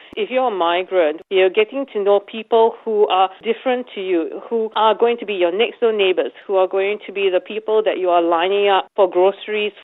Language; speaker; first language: English; native; English